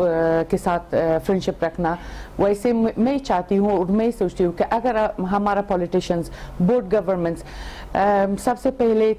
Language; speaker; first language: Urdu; non-native, fluent; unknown